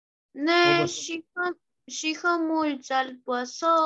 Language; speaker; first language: Korean; non-native, learner; Spanish